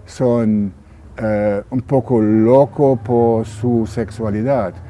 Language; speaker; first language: Spanish; non-native, learner; German